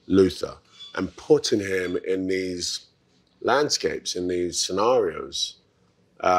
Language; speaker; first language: English; native; English